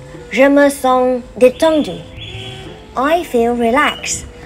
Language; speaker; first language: French; non-native, learner; Vietnamese